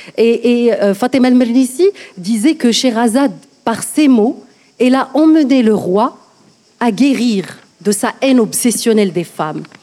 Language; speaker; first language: French; non-native, local second language; Arabic